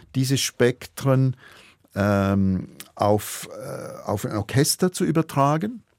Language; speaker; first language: German; native; German